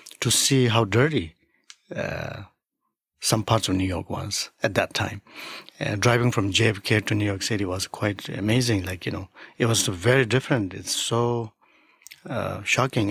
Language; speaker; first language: English; non-native, local second language; Tibetan